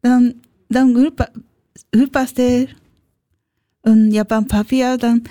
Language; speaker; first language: German; non-native, learner; Japanese